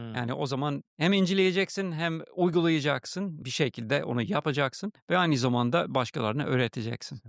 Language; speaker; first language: Turkish; non-native, fluent; English